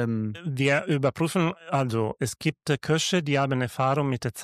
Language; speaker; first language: German; non-native, learner; Italian